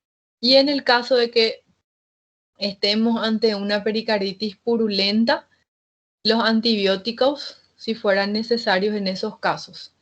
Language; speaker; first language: Spanish; native; Spanish